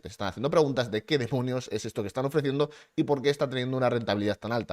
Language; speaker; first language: Spanish; native; Spanish